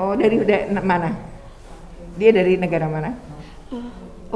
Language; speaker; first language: Indonesian; native; Indonesian